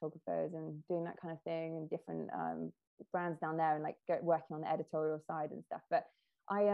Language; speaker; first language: English; native; English